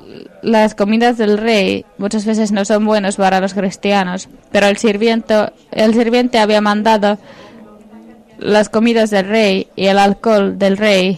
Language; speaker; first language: Spanish; non-native, fluent; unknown